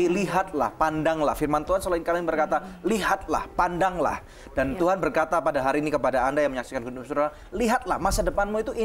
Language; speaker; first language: Indonesian; native; Indonesian